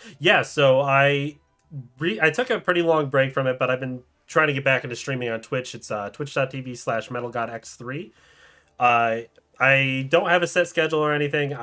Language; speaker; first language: English; native; English